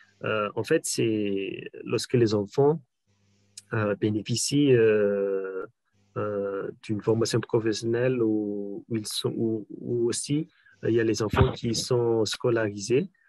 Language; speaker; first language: French; non-native, local second language; Malagasy